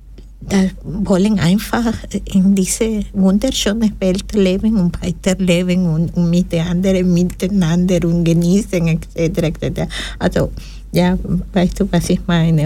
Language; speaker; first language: German; non-native, fluent; Spanish